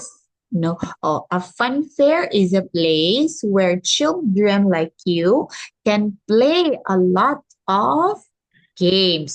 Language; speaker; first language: English; non-native, local second language; Filipino